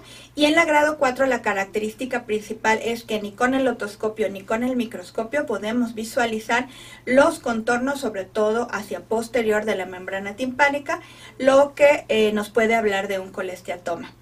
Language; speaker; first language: Spanish; native; Spanish